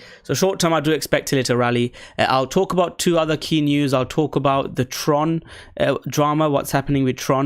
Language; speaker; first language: English; native; English